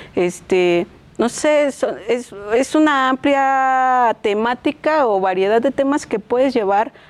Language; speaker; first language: Spanish; native; Spanish